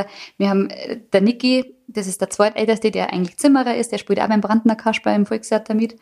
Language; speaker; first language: German; native; German